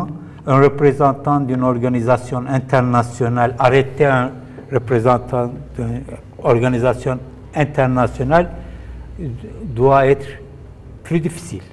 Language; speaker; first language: French; non-native, fluent; Turkish